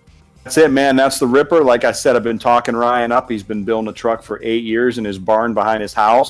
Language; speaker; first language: English; native; English